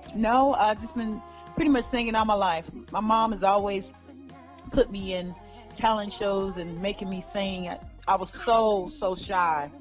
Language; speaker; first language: English; native; English